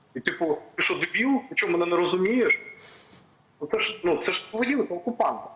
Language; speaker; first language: Ukrainian; non-native, local second language; Russian